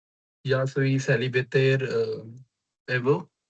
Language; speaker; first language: French; non-native, learner; Punjabi